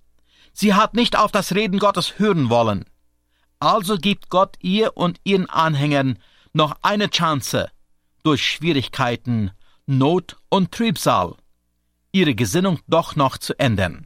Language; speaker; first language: German; native; German